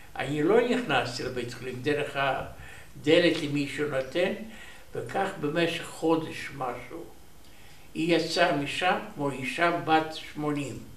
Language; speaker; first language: Hebrew; non-native, learner; Romanian